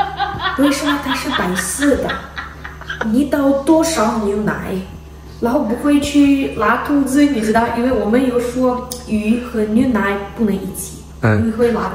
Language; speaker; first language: Chinese; non-native, learner; Ukrainian